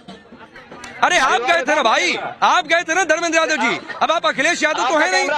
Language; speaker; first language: Hindi; native; Hindi